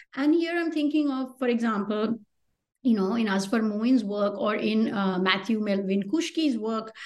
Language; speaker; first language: English; non-native, local second language; Hindi